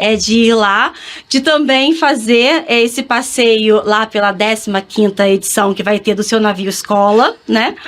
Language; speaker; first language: Portuguese; native; Portuguese